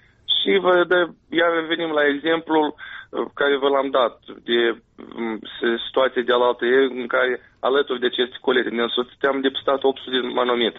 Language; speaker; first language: Romanian; native; Romanian